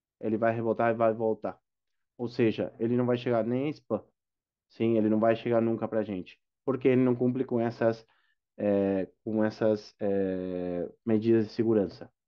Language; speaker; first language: Portuguese; non-native, fluent; Spanish